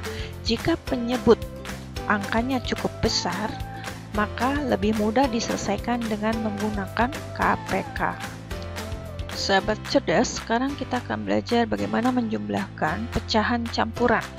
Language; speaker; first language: Indonesian; native; Indonesian